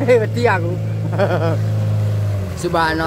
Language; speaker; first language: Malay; non-native, local second language; Javanese